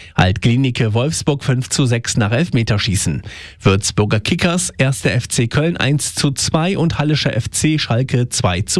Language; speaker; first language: German; native; German